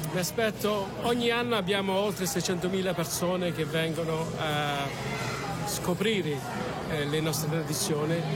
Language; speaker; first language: Italian; early bilingual, heritage; Italian